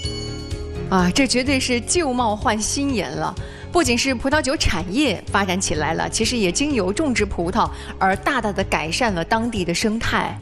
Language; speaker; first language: Chinese; native; Chinese